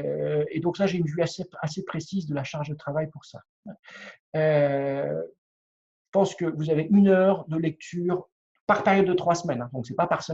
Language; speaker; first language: French; native; French